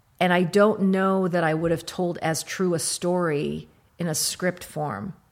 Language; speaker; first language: English; early bilingual, other home language; Arabic